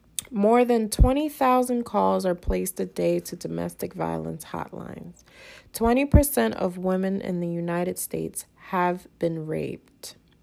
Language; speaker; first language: English; early bilingual, other home language; Spanish